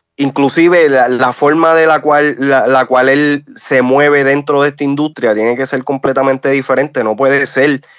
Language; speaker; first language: Spanish; native; Spanish